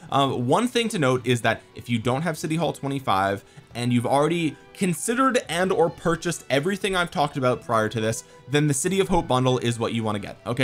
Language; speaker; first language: English; native; English